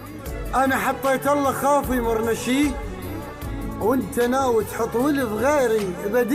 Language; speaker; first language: Arabic; native; Arabic